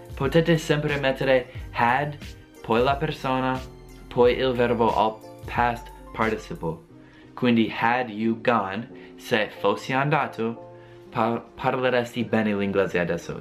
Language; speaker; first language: Italian; non-native, fluent; English